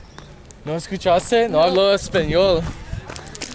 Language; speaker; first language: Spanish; non-native, learner; English